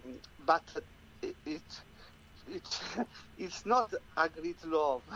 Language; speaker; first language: English; non-native, learner; Italian